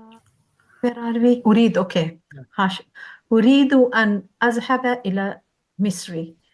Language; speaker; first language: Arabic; non-native, learner; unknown